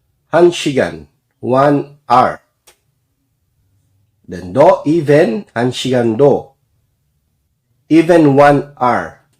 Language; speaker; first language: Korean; non-native, fluent; Filipino